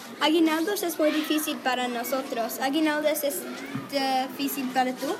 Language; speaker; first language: Spanish; non-native, learner; English